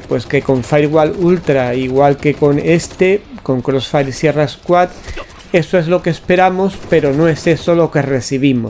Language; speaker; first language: Spanish; native; Spanish